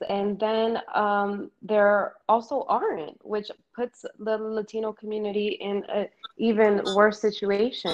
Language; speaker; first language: English; early bilingual, other home language; Spanish